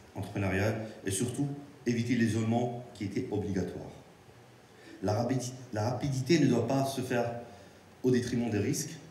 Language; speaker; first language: French; non-native, local second language; Arabic